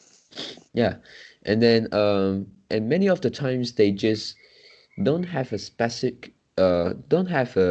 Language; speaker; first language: English; non-native, local second language; Chinese